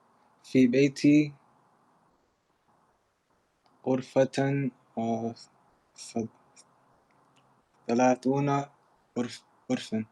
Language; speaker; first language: Arabic; non-native, learner; English